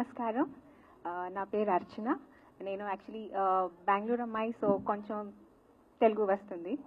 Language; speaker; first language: Telugu; non-native, learner; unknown